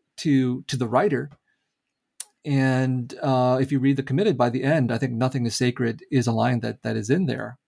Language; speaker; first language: English; early bilingual, other home language; Vietnamese